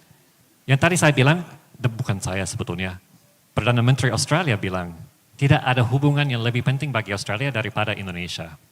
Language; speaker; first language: Indonesian; non-native, fluent; English